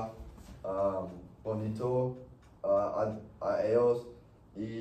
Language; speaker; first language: Spanish; non-native, learner; English